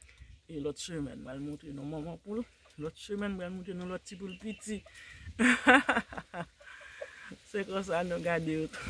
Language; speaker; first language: French; non-native, learner; Haitian Creole